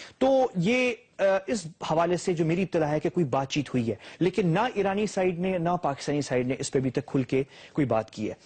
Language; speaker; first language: Urdu; native; Urdu